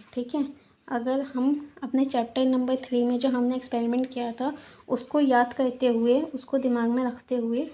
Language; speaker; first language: Hindi; native; Hindi